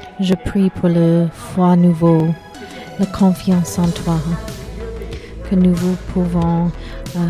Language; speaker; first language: French; non-native, learner; English